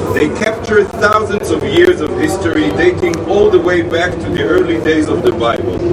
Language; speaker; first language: English; non-native, fluent; Hebrew